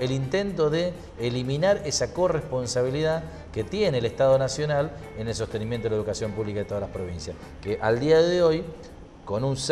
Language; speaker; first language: Spanish; native; Spanish